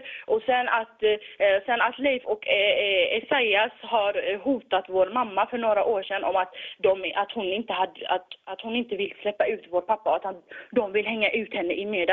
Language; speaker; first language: Swedish; early bilingual, other home language; Tigrinya